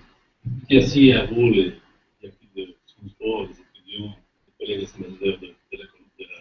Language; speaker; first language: French; non-native, fluent; Spanish